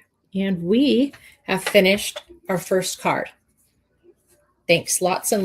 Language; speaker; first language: English; native; English